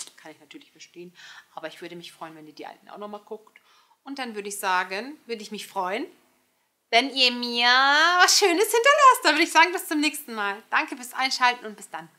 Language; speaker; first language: German; early bilingual, other home language; Turkish